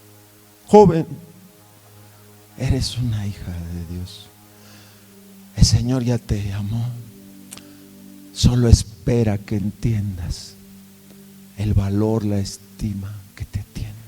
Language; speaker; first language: Spanish; native; Spanish